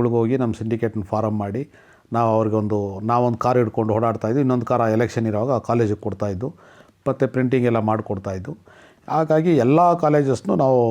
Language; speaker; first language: Kannada; non-native, local second language; Telugu